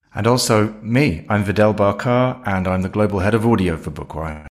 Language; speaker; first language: English; native; English